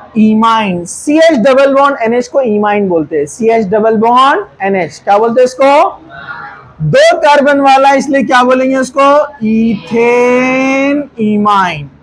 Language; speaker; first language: Hindi; non-native, local second language; Urdu